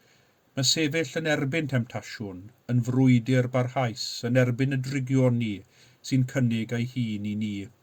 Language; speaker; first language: Welsh; native; Welsh